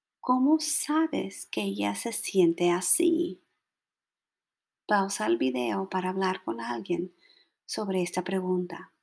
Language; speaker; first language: Spanish; non-native, fluent; English